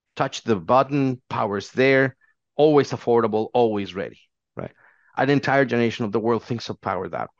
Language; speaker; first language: English; non-native, fluent; Spanish